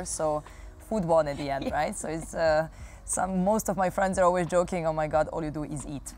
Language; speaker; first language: English; non-native, fluent; Serbian